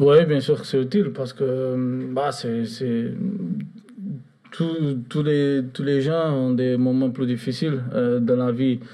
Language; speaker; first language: French; non-native, fluent; Portuguese